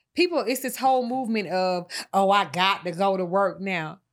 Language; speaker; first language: English; native; English